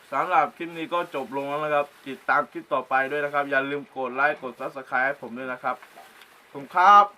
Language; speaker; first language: Thai; non-native, local second language; Akha